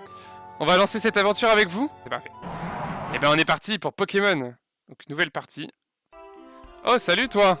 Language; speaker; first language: French; native; French